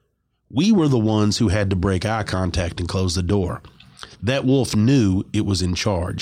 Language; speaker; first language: English; native; English